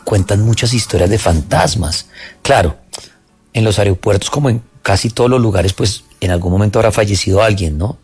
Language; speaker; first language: Spanish; native; Spanish